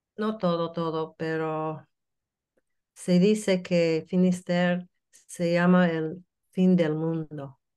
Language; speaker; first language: Spanish; non-native, learner; English